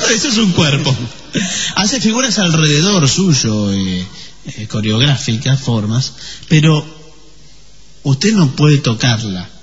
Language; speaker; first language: Spanish; native; Spanish